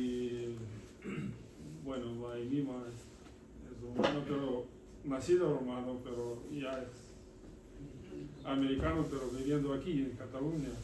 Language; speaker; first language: Spanish; non-native, learner; Russian